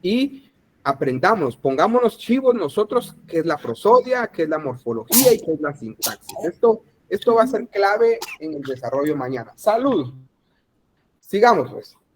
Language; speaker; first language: Spanish; native; Spanish